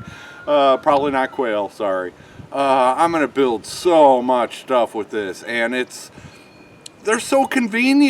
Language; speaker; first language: English; native; English